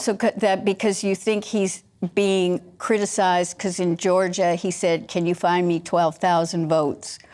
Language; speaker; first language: English; native; English